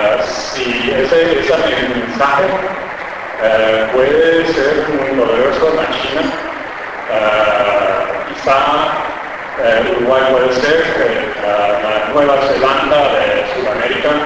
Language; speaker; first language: Spanish; non-native, fluent; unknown